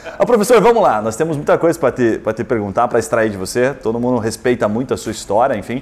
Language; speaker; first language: Portuguese; native; Portuguese